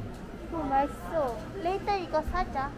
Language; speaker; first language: Korean; non-native, learner; Filipino